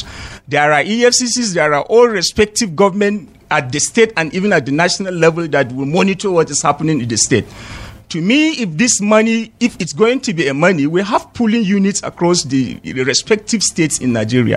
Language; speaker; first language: English; non-native, local second language; Hausa